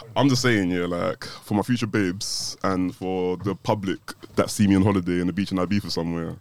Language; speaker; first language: English; native; English